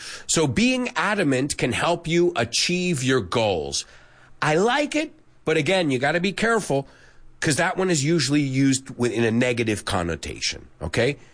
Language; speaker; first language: English; early bilingual, other home language; Spanish